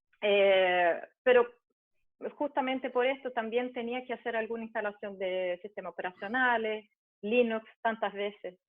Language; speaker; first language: Spanish; early bilingual, heritage; Spanish